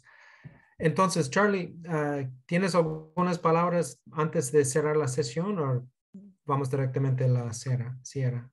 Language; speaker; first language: Spanish; non-native, fluent; English